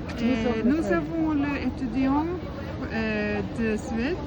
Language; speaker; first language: French; non-native, learner; Swedish